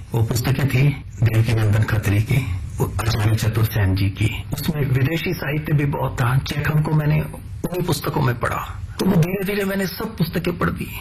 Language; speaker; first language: Hindi; non-native, local second language; Punjabi